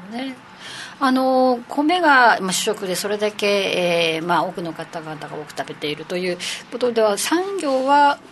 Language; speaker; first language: Japanese; native; Japanese